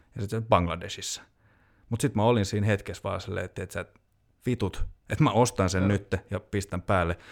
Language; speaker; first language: Finnish; native; Finnish